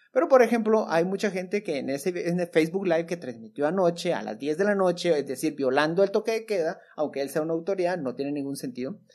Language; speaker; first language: Spanish; native; Spanish